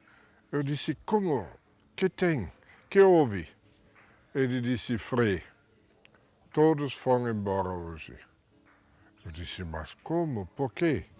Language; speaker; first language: Portuguese; non-native, fluent; German